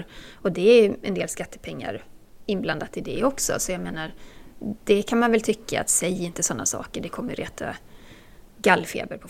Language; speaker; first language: Swedish; native; Swedish